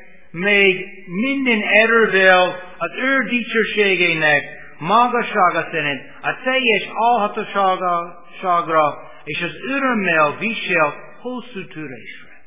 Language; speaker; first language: Hungarian; non-native, fluent; English